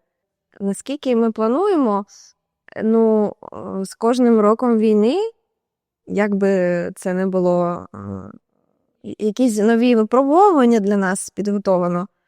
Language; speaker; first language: Ukrainian; native; Ukrainian